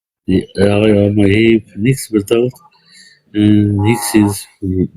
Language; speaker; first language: Dutch; non-native, fluent; Punjabi